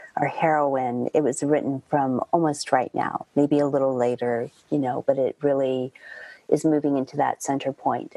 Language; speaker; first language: English; native; English